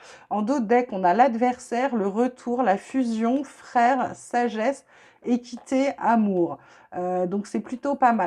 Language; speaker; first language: French; native; French